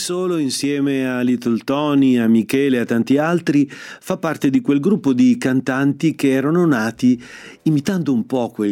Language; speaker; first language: Italian; native; Italian